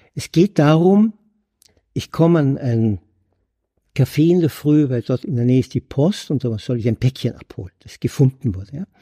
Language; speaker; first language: German; native; German